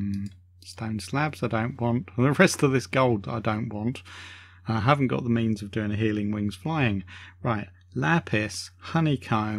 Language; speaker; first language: English; native; English